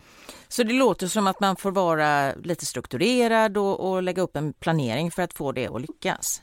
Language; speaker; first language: Swedish; native; Swedish